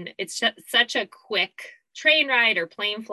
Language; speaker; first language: English; native; English